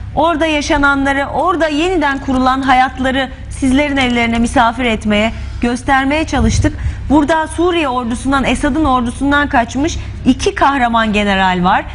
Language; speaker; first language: Turkish; native; Turkish